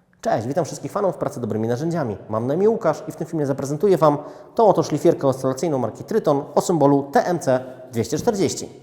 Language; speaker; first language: Polish; native; Polish